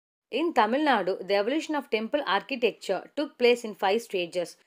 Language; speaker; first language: English; non-native, local second language; Tamil